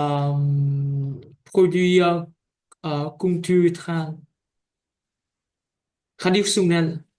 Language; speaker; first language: French; non-native, learner; Vietnamese